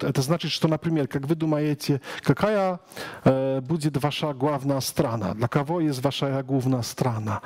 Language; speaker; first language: Russian; non-native, learner; Polish